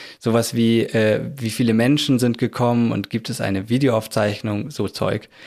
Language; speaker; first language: German; native; German